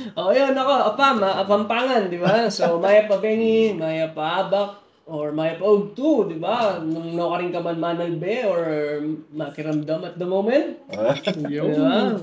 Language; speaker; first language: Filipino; non-native, local second language; Pampanga